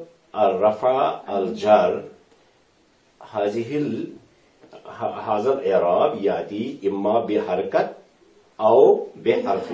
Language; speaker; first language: Arabic; non-native, fluent; Urdu